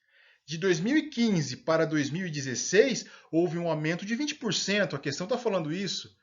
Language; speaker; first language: Portuguese; native; Portuguese